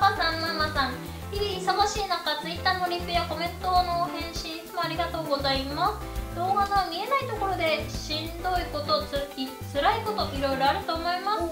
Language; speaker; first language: Japanese; native; Japanese